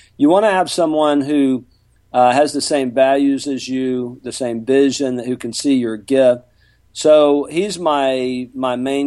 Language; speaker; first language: English; native; English